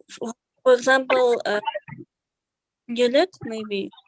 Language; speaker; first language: English; non-native, learner; Kazakh